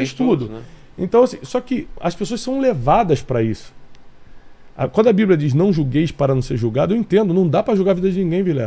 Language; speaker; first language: Portuguese; native; Portuguese